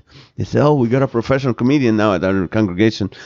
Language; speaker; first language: English; non-native, fluent; Arabic